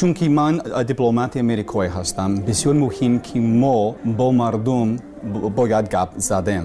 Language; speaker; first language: Persian; non-native, learner; English